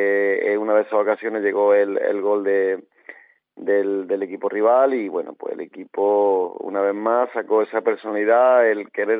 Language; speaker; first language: Spanish; native; Spanish